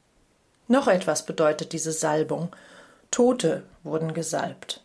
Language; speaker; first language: German; native; German